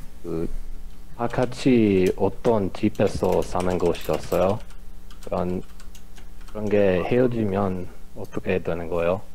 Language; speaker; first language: Korean; early bilingual, heritage; English